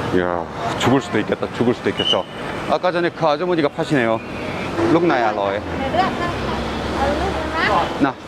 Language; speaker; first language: Korean; native; Korean